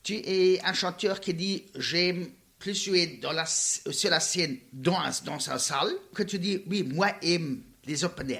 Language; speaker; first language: French; non-native, learner; Luxembourgish